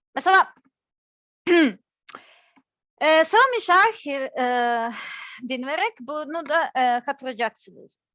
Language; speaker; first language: Turkish; non-native, learner; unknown